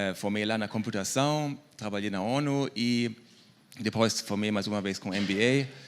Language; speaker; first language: Portuguese; non-native, fluent; German